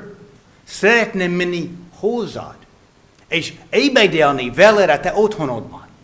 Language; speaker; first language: Hungarian; non-native, fluent; English